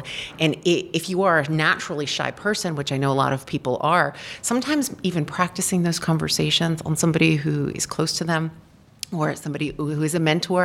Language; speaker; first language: English; native; English